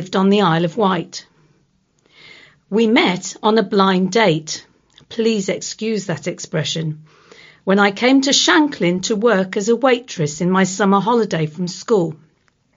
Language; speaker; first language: English; native; English